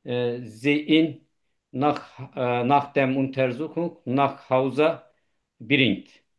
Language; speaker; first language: German; non-native, learner; Turkish